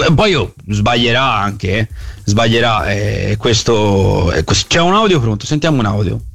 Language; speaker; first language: Italian; native; Italian